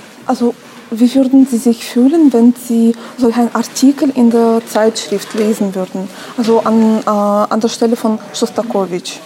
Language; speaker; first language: German; non-native, learner; Russian